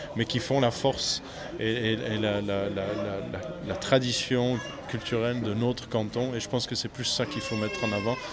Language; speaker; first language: French; native; French